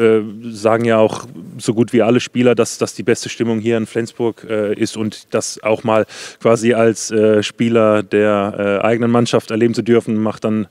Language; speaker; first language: German; native; German